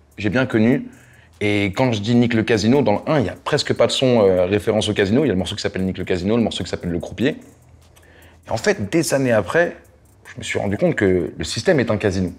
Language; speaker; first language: French; native; French